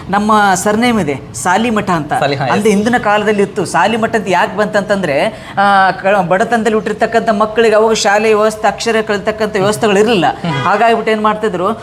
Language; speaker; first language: Kannada; native; Kannada